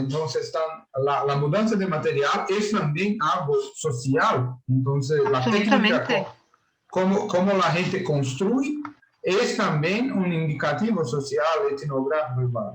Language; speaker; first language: Spanish; non-native, learner; Portuguese